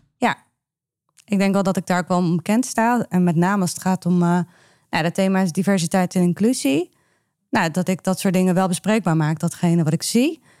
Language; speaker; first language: Dutch; early bilingual, other home language; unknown